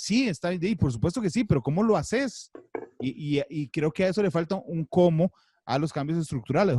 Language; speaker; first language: Spanish; native; Spanish